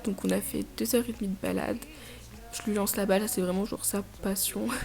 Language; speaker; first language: French; native; French